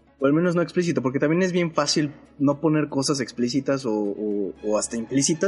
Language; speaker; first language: Spanish; native; Spanish